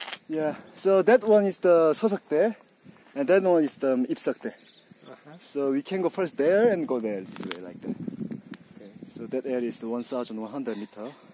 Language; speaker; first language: English; non-native, fluent; Korean